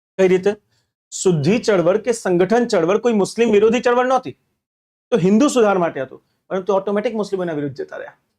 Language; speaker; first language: Gujarati; non-native, local second language; Hindi